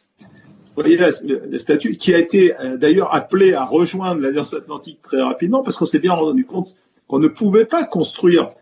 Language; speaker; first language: French; native; French